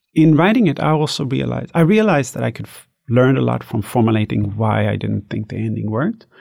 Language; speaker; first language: English; non-native, fluent; Swedish